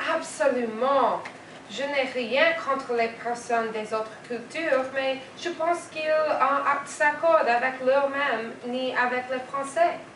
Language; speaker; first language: French; non-native, learner; English